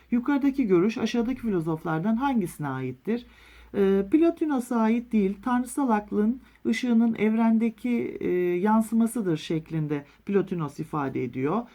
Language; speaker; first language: Turkish; native; Turkish